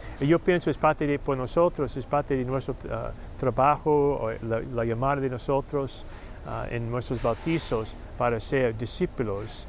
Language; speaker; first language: Spanish; non-native, learner; English